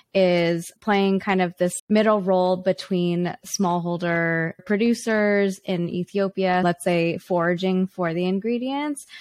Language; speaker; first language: English; native; English